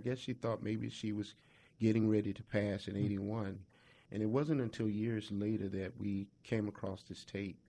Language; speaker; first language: English; native; English